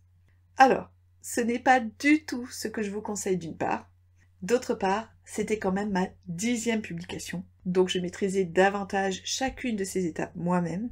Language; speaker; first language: French; native; French